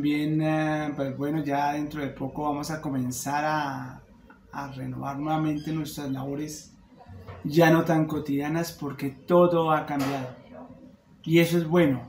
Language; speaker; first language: Spanish; native; Spanish